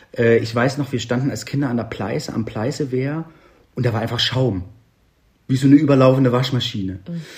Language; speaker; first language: German; native; German